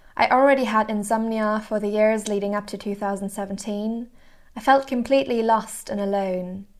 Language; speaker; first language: English; non-native, fluent; German